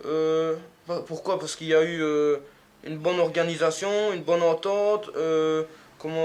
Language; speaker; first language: French; native; French